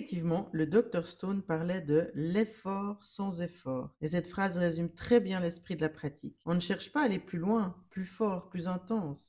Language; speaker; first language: French; native; French